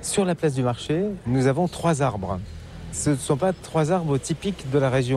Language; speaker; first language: French; native; French